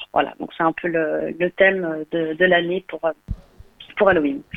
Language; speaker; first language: French; native; French